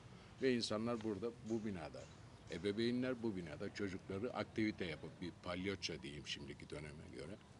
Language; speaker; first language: Turkish; native; Turkish